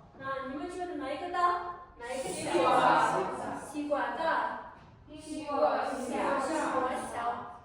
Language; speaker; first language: Chinese; non-native, fluent; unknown